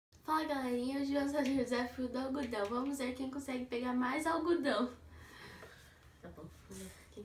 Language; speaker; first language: Portuguese; native; Portuguese